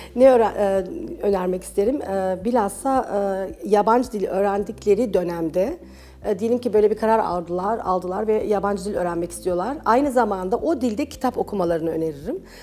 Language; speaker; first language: Turkish; early bilingual, heritage; Turkish